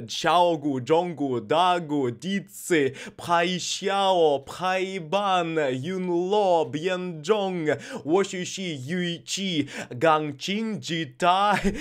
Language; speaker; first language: Chinese; non-native, learner; Russian